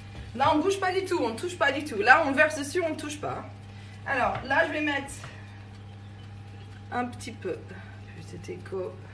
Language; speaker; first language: French; non-native, fluent; English